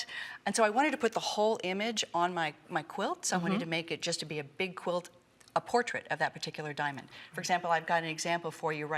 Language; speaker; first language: English; native; English